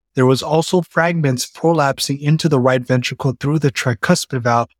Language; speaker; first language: English; native; English